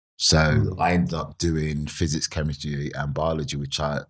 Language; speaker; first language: English; native; English